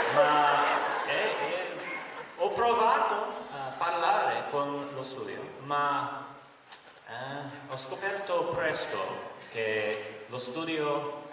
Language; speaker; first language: Italian; non-native, learner; English